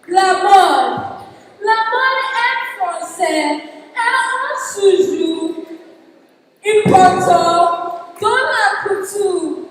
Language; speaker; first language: French; non-native, learner; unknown